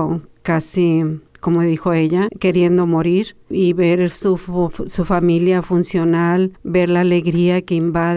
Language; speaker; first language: Spanish; native; Spanish